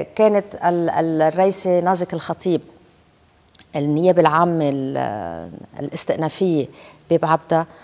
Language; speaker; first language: Arabic; native; Arabic